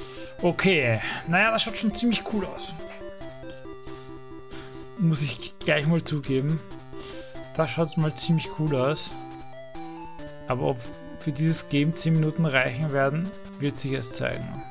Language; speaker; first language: German; native; German